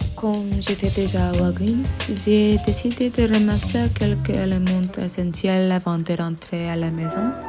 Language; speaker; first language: French; non-native, learner; English